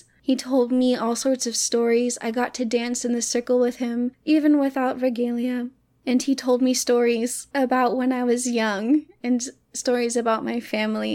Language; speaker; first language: English; native; English